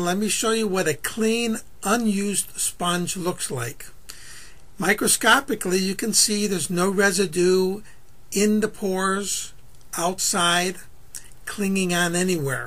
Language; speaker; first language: English; native; English